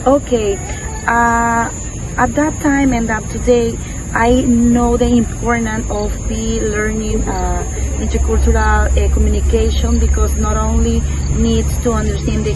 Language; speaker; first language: English; non-native, learner; Spanish